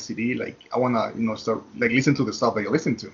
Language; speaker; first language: English; non-native, fluent; Spanish